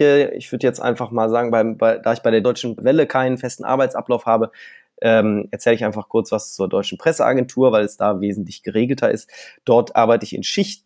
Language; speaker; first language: German; native; German